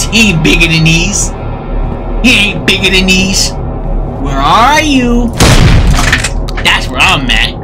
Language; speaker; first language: English; native; English